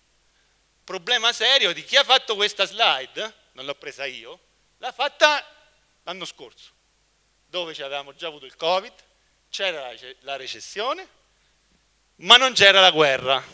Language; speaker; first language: Italian; native; Italian